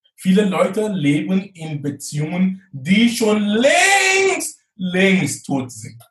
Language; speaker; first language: German; non-native, fluent; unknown